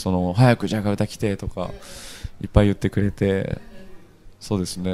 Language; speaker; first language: Japanese; native; Japanese